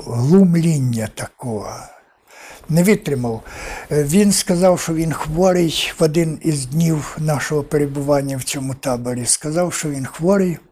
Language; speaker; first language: Ukrainian; native; Ukrainian